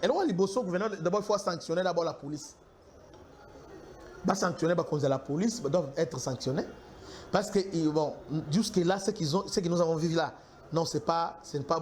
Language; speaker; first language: French; non-native, local second language; Lingala